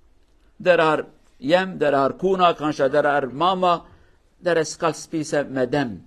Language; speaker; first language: Norwegian; non-native, learner; Kurdish